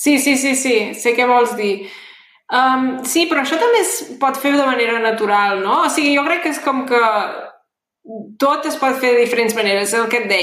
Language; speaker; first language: Catalan; native; Catalan